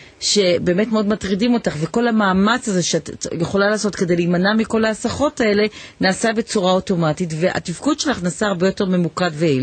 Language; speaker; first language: Hebrew; native; Hebrew